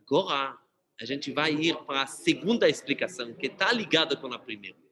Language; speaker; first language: Portuguese; non-native, fluent; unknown